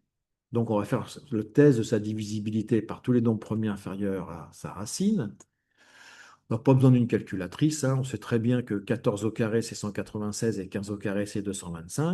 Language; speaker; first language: French; native; French